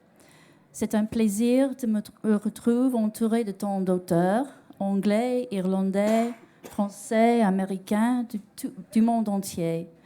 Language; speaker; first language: French; non-native, learner; English